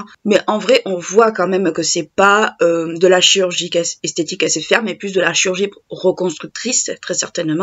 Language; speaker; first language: French; native; French